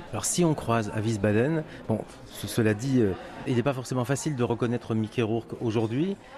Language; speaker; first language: French; native; French